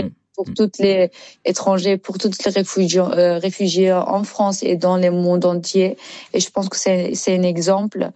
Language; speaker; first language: French; non-native, learner; Persian